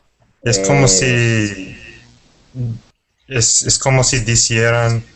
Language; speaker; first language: Spanish; non-native, fluent; English